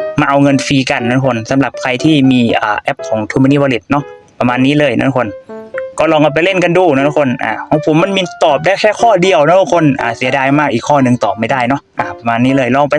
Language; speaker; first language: Thai; non-native, local second language; Northeastern Thai